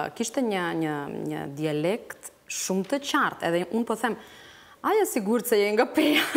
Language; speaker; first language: Albanian; non-native, fluent; Macedonian